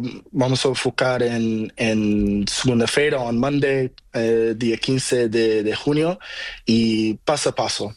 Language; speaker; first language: Spanish; non-native, learner; Portuguese